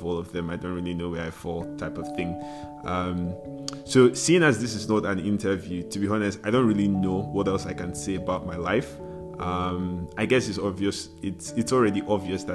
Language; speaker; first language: English; non-native, local second language; Yoruba